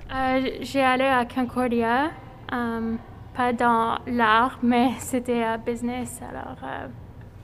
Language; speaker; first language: French; non-native, fluent; English